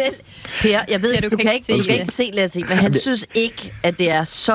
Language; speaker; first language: Danish; native; Danish